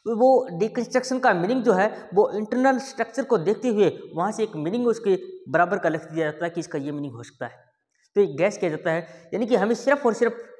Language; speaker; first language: Hindi; native; Hindi